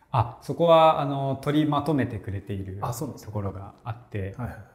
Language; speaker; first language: Japanese; native; Japanese